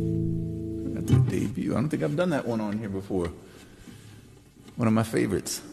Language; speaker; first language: English; native; English